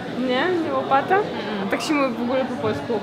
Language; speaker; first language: Polish; non-native, fluent; Russian